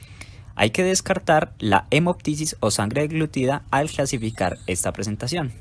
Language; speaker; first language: Spanish; native; Spanish